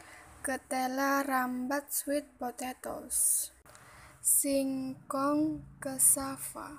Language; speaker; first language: Indonesian; native; Indonesian